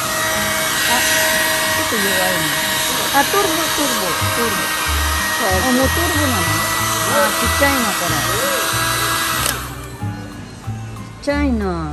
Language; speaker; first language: Japanese; non-native, fluent; Filipino